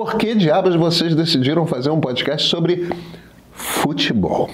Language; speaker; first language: Portuguese; native; Portuguese